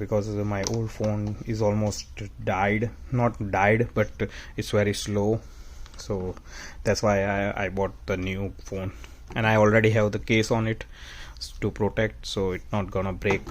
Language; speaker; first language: English; non-native, fluent; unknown